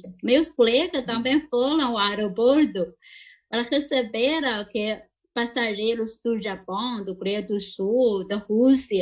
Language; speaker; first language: Portuguese; non-native, fluent; Chinese